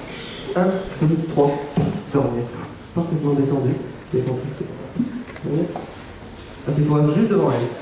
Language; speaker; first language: French; native; French